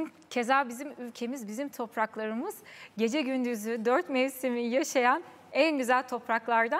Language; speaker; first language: Turkish; native; Turkish